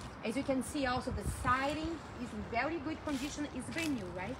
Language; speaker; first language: English; non-native, fluent; Portuguese